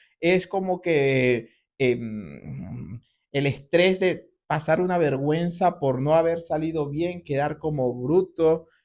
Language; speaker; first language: Spanish; native; Spanish